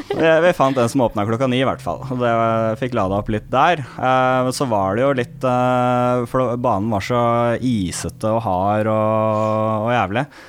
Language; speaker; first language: Norwegian; native; Norwegian